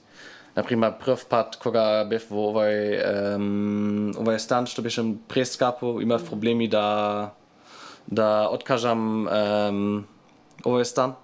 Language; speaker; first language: Macedonian; non-native, learner; German